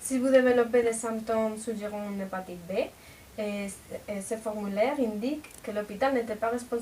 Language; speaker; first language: French; non-native, learner; Spanish